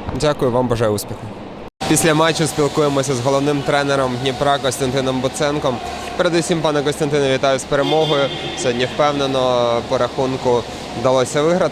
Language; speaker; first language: Ukrainian; native; Ukrainian